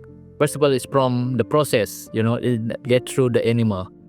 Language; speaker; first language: English; non-native, learner; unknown